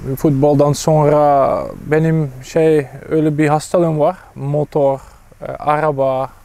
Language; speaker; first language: Turkish; non-native, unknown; Dutch